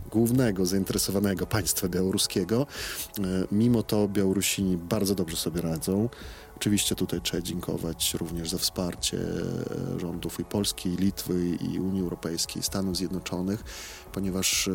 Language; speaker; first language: Polish; non-native, fluent; Belarusian